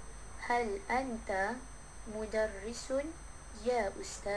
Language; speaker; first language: Arabic; non-native, learner; Malay